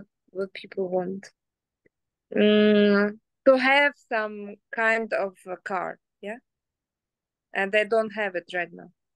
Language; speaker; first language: English; non-native, learner; Russian